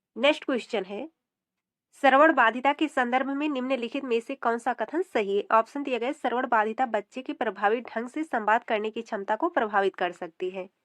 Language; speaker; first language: Hindi; native; Hindi